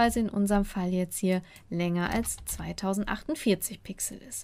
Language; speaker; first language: German; native; German